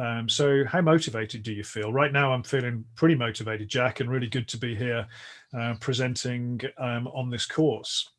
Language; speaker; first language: English; native; English